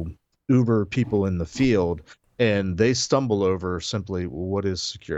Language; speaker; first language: English; native; English